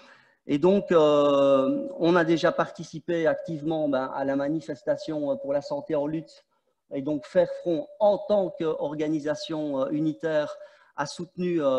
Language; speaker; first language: French; native; French